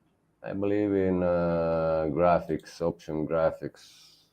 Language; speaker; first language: English; non-native, learner; Italian